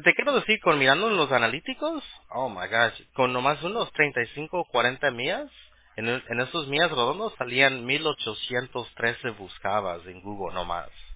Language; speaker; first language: Spanish; early bilingual, heritage; Spanish